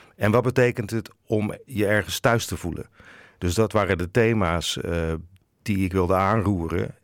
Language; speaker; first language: Dutch; native; Dutch